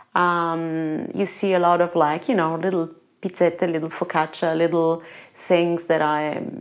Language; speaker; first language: English; non-native, fluent; Italian